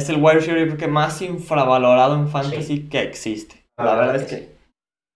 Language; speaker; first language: Spanish; native; Spanish